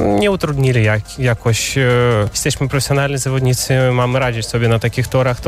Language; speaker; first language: Polish; non-native, fluent; Russian